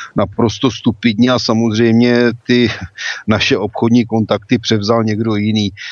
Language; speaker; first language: Czech; native; Czech